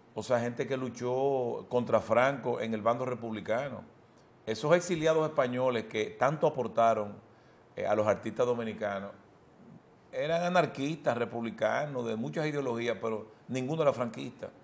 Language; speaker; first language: Spanish; native; Spanish